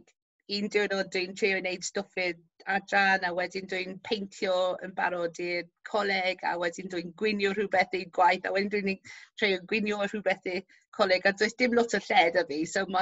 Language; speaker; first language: Welsh; non-native, local second language; English